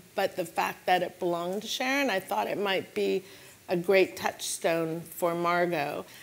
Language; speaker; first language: English; native; English